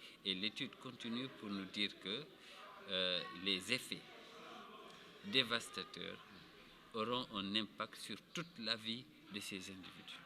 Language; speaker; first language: French; non-native, local second language; Wolof